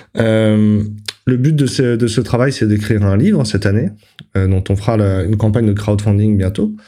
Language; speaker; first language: French; native; French